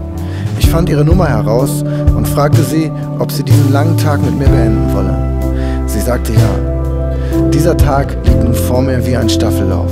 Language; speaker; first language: German; native; German